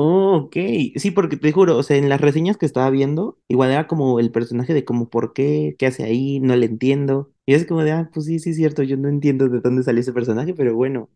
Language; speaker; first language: Spanish; native; Spanish